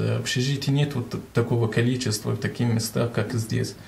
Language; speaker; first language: Russian; non-native, learner; Arabic